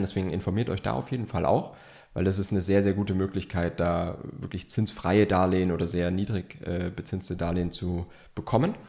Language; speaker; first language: German; native; German